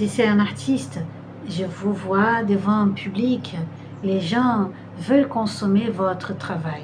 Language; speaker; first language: French; non-native, fluent; Portuguese